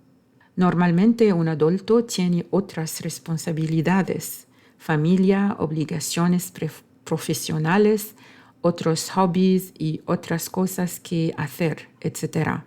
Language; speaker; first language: Spanish; non-native, fluent; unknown